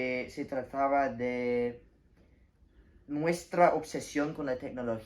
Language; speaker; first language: Spanish; non-native, learner; English